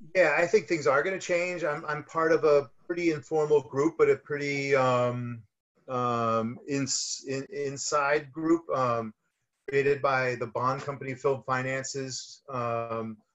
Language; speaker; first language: English; native; English